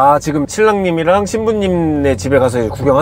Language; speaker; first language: Korean; native; Korean